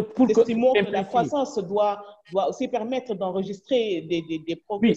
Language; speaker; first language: French; non-native, local second language; Wolof